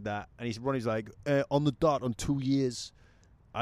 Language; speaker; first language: English; native; English